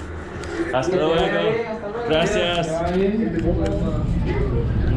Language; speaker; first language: Spanish; non-native, learner; English